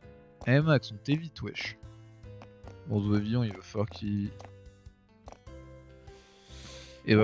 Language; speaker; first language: French; native; French